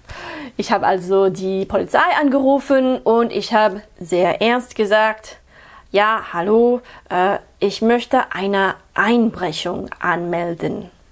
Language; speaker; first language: German; non-native, fluent; English